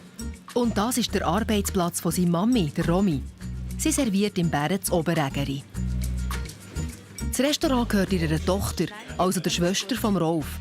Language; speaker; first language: German; native; German